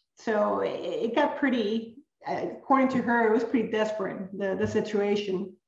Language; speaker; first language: English; early bilingual, other home language; Spanish